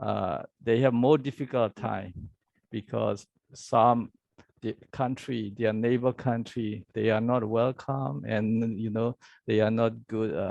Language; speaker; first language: English; non-native, learner; Burmese